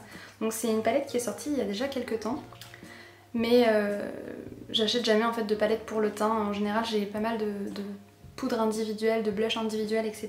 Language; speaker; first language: French; native; French